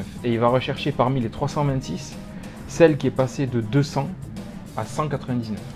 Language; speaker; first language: French; native; French